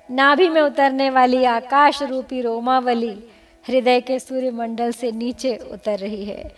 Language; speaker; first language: Hindi; native; Hindi